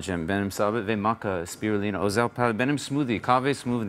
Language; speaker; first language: Turkish; non-native, learner; English